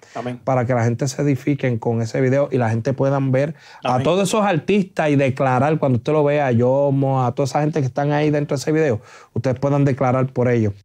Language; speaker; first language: Spanish; native; Spanish